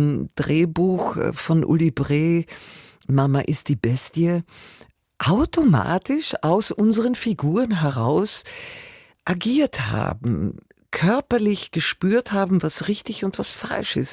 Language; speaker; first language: German; native; German